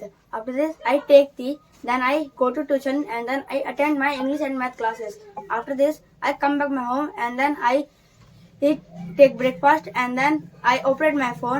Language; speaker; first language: English; non-native, learner; Hindi